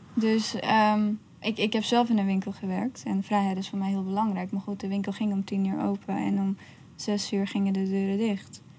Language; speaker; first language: Dutch; early bilingual, other home language; Persian